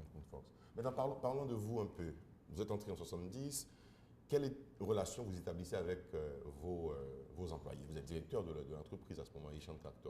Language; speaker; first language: French; non-native, local second language; Haitian Creole